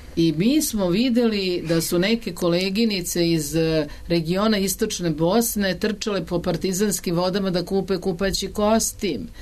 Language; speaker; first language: Serbian; native; Serbian